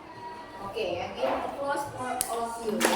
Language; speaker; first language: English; non-native, learner; Indonesian